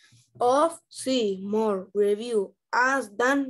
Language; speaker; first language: English; non-native, learner; Spanish